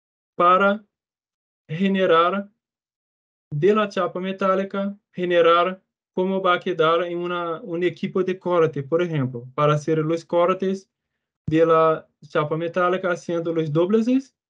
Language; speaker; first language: Spanish; non-native, fluent; Portuguese